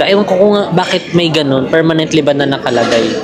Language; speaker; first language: Filipino; native; Filipino